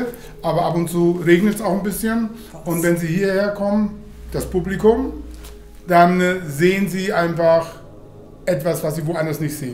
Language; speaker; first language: German; native; German